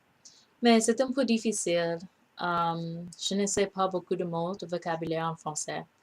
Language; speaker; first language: French; non-native, learner; English